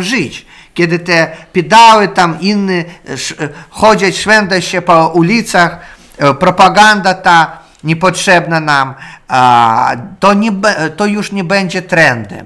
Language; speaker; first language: Polish; non-native, learner; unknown